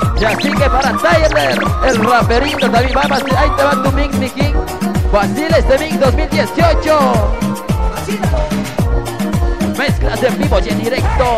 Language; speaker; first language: Spanish; native; Spanish